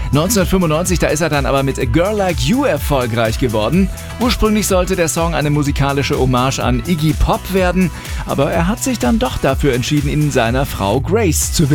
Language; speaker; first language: German; native; German